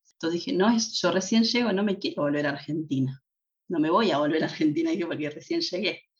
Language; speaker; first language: Spanish; native; Spanish